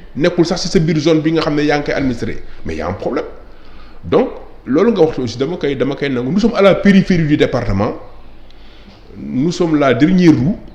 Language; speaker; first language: Wolof; native; Wolof